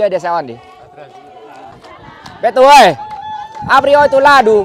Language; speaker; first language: Portuguese; non-native, learner; Vietnamese